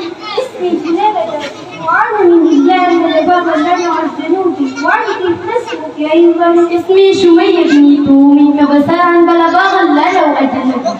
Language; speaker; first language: Arabic; non-native, learner; Maranao